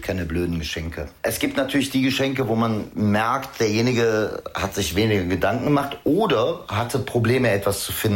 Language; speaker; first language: German; native; German